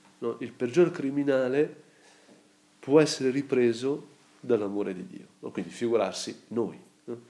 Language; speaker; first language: Italian; native; Italian